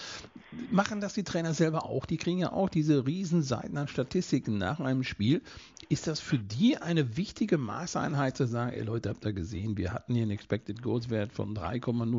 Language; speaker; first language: German; native; German